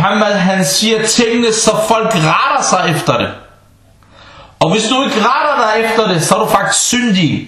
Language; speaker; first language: Danish; early bilingual, other home language; Arabic